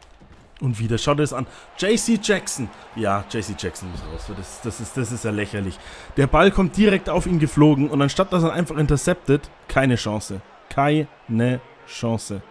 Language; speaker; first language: German; native; German